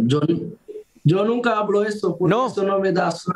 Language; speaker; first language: Spanish; non-native, fluent; Portuguese